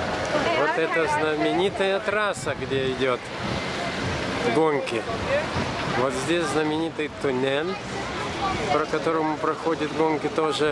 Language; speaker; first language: Russian; non-native, fluent; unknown